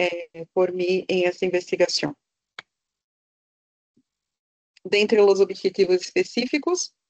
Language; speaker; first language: Spanish; non-native, fluent; Portuguese